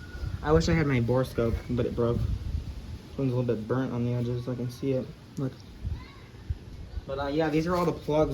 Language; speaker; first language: English; native; English